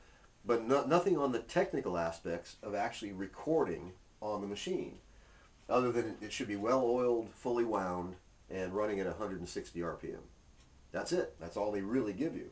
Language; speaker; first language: English; native; English